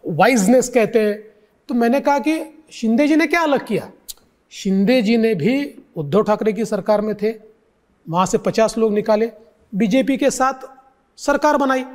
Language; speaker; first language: Hindi; non-native, local second language; Marathi